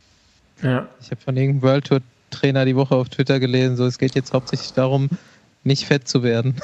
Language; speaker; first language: German; native; German